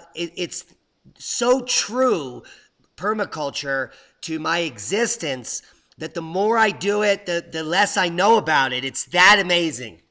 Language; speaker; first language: English; native; English